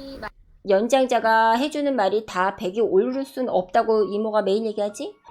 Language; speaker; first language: Korean; native; Korean